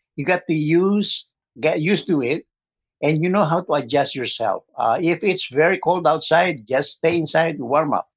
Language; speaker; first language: English; non-native, local second language; Filipino